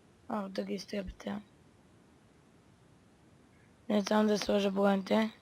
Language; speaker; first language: Bulgarian; native; Bulgarian